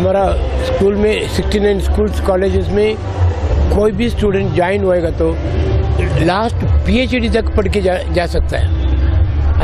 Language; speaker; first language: Hindi; non-native, local second language; Tamil